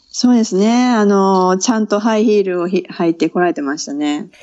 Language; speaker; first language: Japanese; native; Japanese